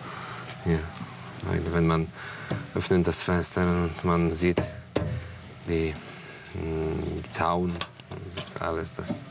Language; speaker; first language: German; non-native, learner; Polish